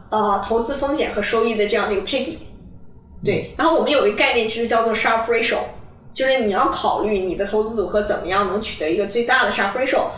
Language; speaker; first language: Chinese; native; Chinese